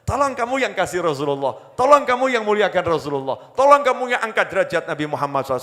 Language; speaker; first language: Indonesian; native; Indonesian